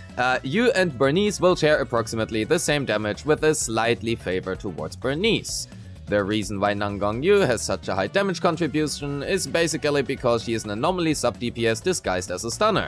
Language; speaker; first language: English; non-native, fluent; German